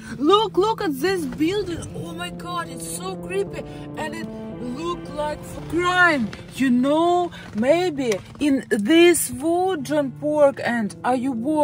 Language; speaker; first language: English; non-native, learner; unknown